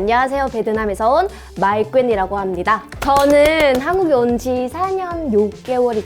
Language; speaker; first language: Korean; non-native, fluent; Vietnamese